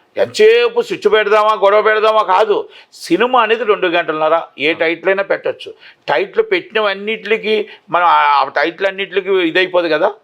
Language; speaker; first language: Telugu; native; Telugu